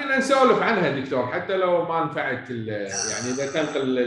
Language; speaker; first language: Arabic; native; Arabic